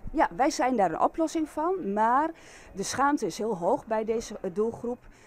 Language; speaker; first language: Dutch; native; Dutch